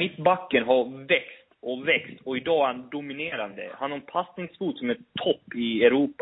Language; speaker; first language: Swedish; native; Swedish